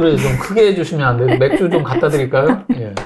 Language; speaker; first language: Korean; native; Korean